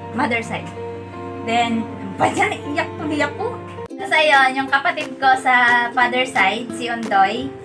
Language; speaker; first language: Filipino; non-native, local second language; Cebuano